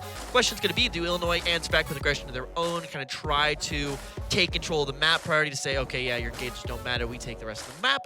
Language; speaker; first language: English; native; English